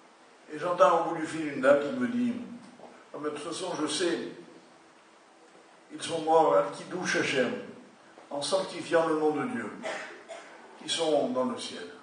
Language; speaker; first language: French; native; French